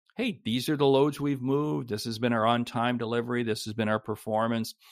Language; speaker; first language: English; native; English